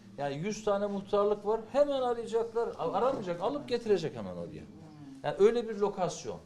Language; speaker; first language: Turkish; native; Turkish